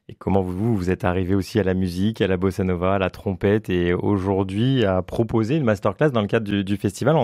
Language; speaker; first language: French; native; French